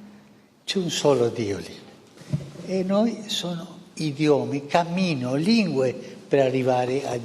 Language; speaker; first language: Italian; non-native, fluent; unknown